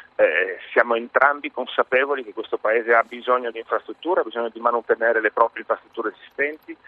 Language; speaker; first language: Italian; native; Italian